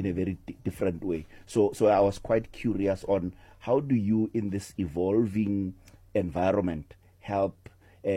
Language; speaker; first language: English; non-native, local second language; Tswana